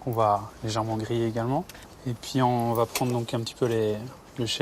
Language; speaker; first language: French; native; French